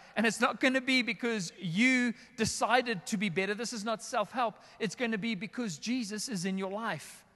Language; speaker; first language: English; native; English